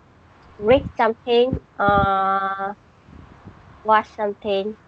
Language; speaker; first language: English; non-native, learner; Vietnamese